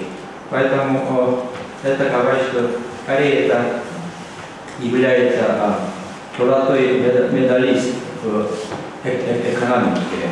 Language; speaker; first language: Russian; non-native, learner; Korean